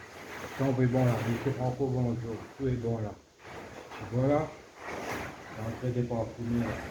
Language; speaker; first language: French; non-native, local second language; Morisyen